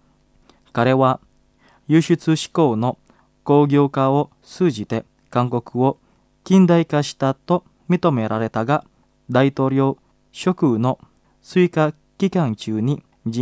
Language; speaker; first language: Japanese; non-native, fluent; Indonesian